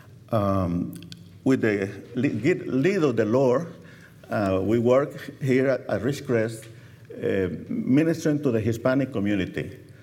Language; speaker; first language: English; non-native, fluent; Spanish